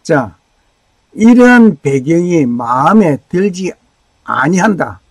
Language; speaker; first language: Korean; native; Korean